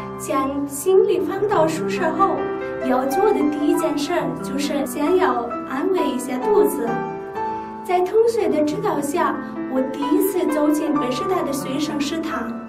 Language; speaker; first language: Chinese; non-native, fluent; Nepali